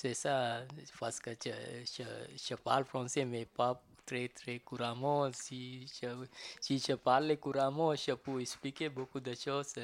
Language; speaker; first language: French; non-native, learner; Tamil